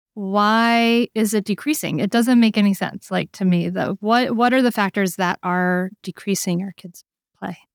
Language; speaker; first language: English; native; English